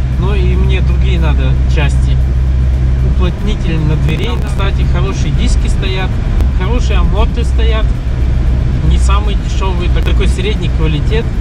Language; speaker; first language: Russian; early bilingual, heritage; Russian